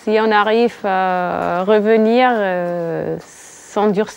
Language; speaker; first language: French; non-native, local second language; German